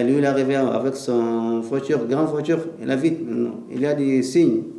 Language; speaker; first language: French; non-native, learner; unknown